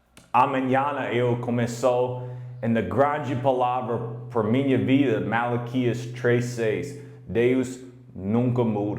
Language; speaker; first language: Portuguese; non-native, learner; English